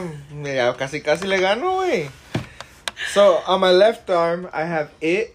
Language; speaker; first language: English; early bilingual, other home language; Spanish